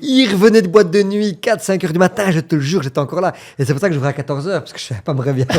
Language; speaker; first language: French; native; French